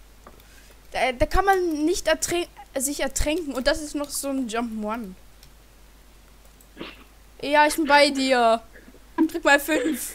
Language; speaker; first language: German; native; German